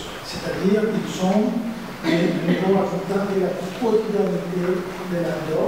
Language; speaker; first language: French; non-native, fluent; Spanish